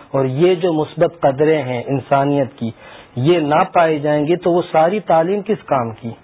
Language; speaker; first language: Urdu; native; Urdu